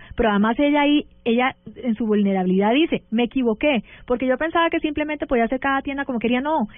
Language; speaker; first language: Spanish; early bilingual, heritage; Spanish